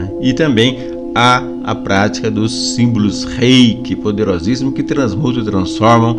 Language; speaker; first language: Portuguese; native; Portuguese